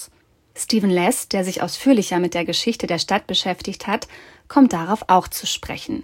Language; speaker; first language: German; native; German